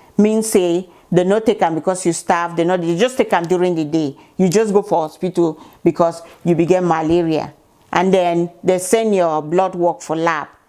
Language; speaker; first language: Nigerian Pidgin; native; Nigerian Pidgin